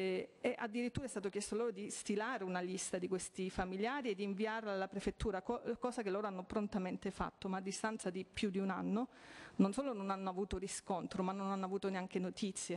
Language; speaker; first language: Italian; native; Italian